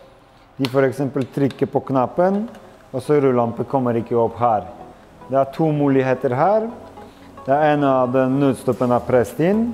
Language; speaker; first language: Norwegian; non-native, fluent; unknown